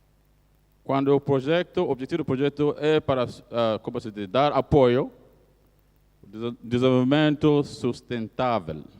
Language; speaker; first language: Portuguese; non-native, fluent; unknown